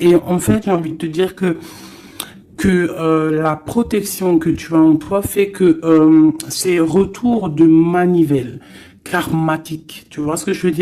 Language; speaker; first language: French; native; French